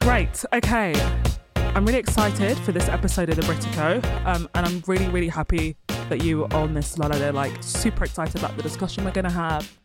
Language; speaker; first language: English; early bilingual, other home language; Yoruba